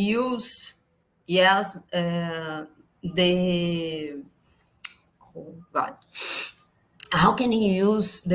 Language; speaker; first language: English; non-native, learner; Portuguese